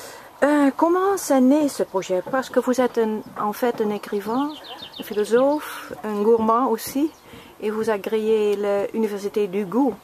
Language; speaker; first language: French; non-native, learner; Dutch